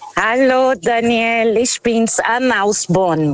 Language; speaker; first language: German; non-native, fluent; Portuguese